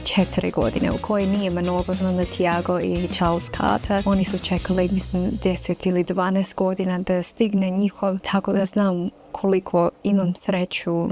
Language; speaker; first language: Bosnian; non-native, fluent; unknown